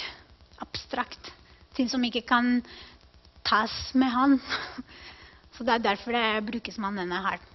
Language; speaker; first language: Norwegian; non-native, fluent; Spanish